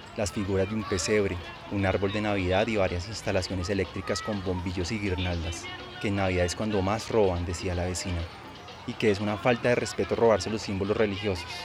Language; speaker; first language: Spanish; native; Spanish